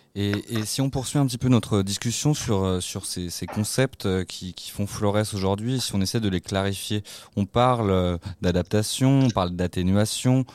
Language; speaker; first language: French; native; French